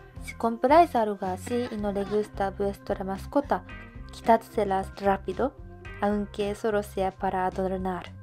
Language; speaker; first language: Spanish; non-native, fluent; Japanese